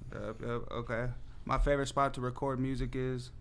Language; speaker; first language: English; native; English